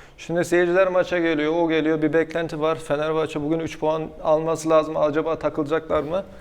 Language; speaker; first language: Turkish; early bilingual, heritage; Turkish